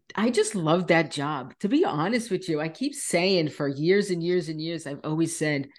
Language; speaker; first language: English; native; English